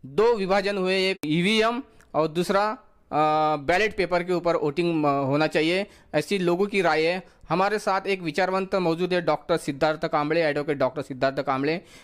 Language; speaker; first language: Hindi; non-native, local second language; Marathi